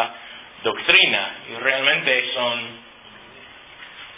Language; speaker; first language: Spanish; non-native, fluent; English